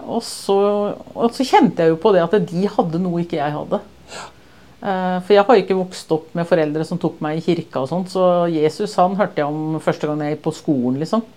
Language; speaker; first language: Norwegian; native; Norwegian